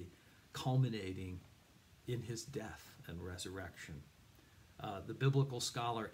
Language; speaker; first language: English; native; English